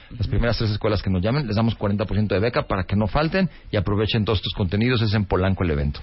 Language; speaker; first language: Spanish; native; Spanish